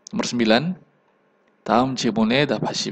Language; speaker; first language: Korean; non-native, learner; Indonesian